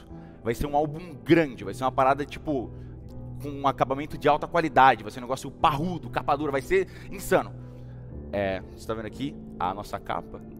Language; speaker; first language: Portuguese; native; Portuguese